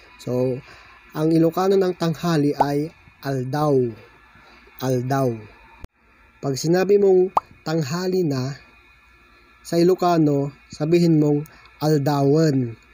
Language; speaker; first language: Filipino; non-native, local second language; Iloko